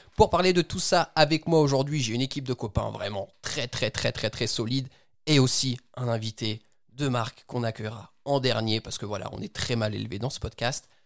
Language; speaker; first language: French; native; French